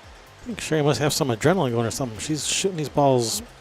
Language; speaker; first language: English; native; English